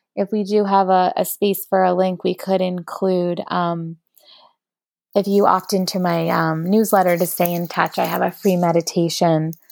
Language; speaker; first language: English; native; English